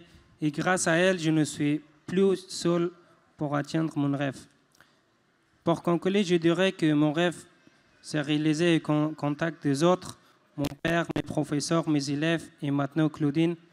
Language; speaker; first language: French; non-native, fluent; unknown